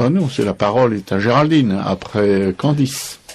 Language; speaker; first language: French; native; French